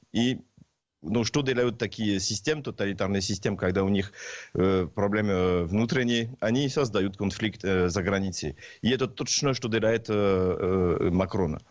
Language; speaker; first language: Russian; non-native, learner; French